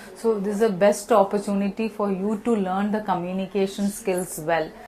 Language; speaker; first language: English; non-native, local second language; Malayalam